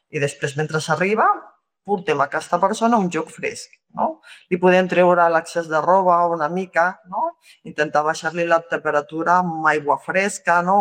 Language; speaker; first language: Catalan; non-native, local second language; Spanish